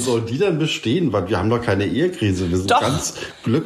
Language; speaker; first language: German; native; German